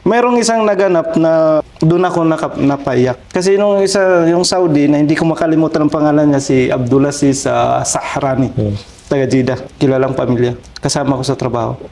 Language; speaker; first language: Filipino; non-native, local second language; Waray